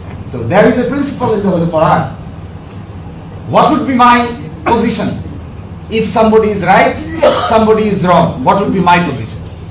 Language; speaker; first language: English; non-native, local second language; Bangla